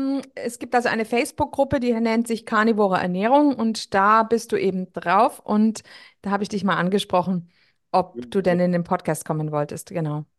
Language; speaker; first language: German; native; German